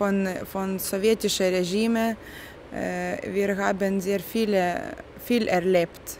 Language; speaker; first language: German; non-native, fluent; Lithuanian